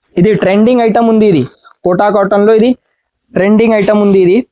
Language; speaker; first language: Telugu; non-native, learner; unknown